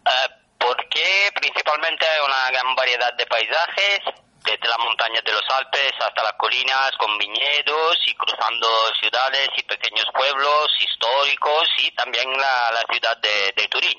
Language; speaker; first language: Spanish; non-native, fluent; Italian